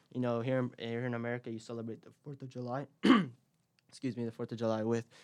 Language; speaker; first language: English; early bilingual, other home language; Spanish